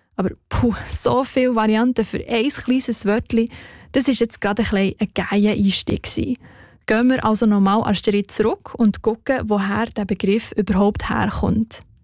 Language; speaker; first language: German; native; German